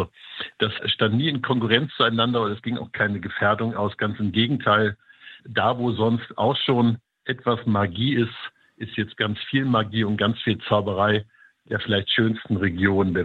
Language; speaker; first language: German; native; German